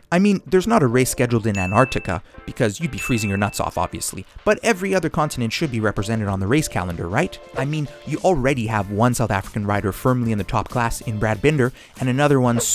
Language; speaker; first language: English; native; English